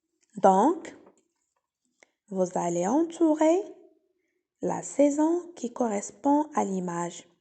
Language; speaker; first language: French; non-native, local second language; Arabic